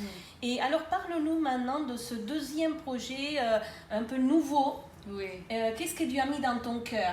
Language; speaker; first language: French; native; French